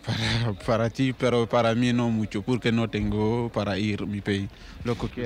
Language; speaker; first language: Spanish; non-native, learner; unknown